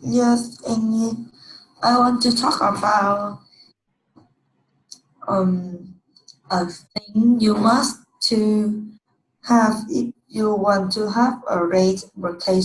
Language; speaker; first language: English; non-native, learner; Vietnamese